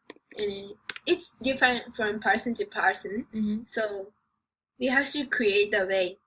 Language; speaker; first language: English; non-native, learner; Japanese